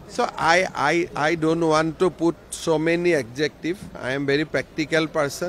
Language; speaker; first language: English; non-native, local second language; Assamese